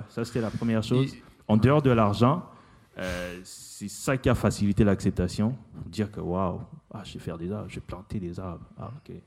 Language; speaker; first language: French; non-native, local second language; Lingala